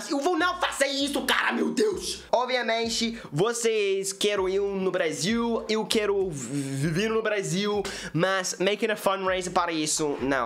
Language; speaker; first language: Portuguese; non-native, learner; English